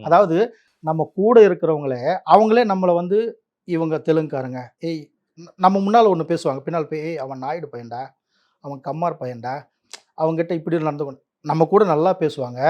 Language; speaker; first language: Tamil; non-native, local second language; Telugu